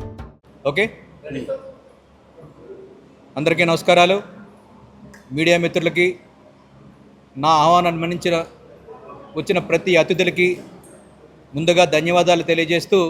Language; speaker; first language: Telugu; native; Telugu